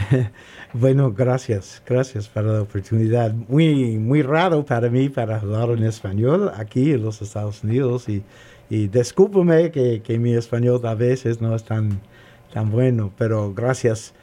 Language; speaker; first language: Spanish; non-native, learner; English